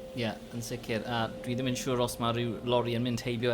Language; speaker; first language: Welsh; non-native, local second language; English